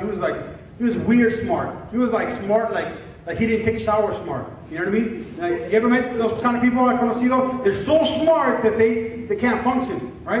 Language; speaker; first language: English; early bilingual, other home language; Spanish